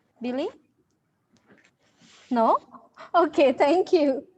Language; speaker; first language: English; non-native, learner; Indonesian